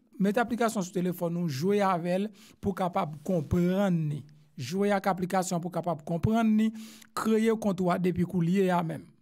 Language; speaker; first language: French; non-native, local second language; Haitian Creole